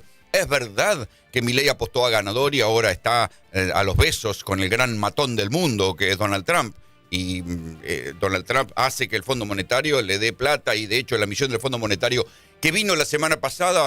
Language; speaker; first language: Spanish; native; Spanish